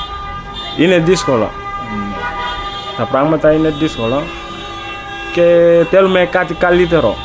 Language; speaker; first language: Greek; non-native, learner; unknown